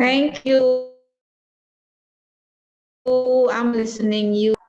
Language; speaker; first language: English; non-native, learner; Indonesian